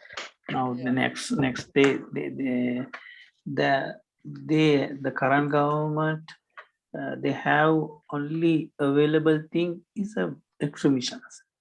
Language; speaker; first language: English; non-native, learner; Sinhala